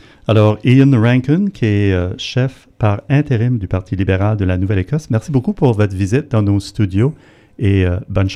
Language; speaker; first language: French; native; French